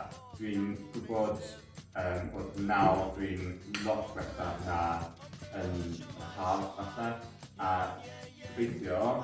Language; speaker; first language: Welsh; non-native, learner; English